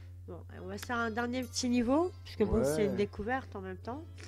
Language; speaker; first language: French; native; French